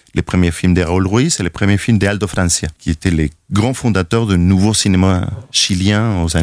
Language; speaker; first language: French; non-native, fluent; Spanish